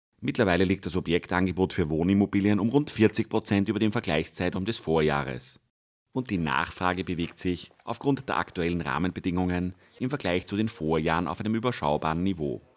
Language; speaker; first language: German; native; German